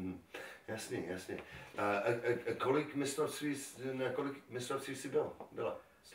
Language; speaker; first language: Czech; non-native, learner; English